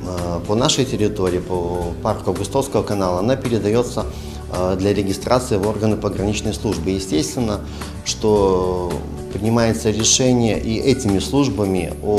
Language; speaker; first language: Russian; native; Russian